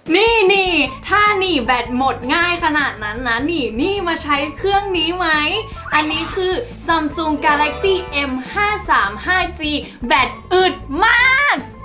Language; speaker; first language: Thai; native; Thai